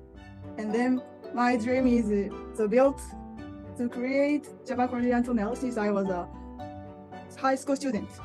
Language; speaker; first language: English; non-native, learner; Japanese